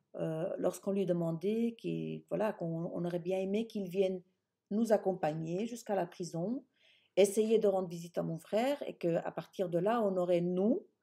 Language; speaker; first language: French; early bilingual, other home language; Spanish